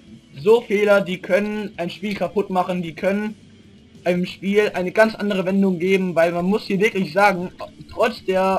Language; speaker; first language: German; native; German